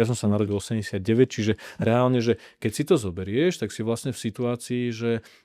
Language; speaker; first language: Slovak; native; Slovak